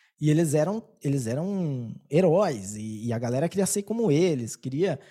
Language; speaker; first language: Portuguese; native; Portuguese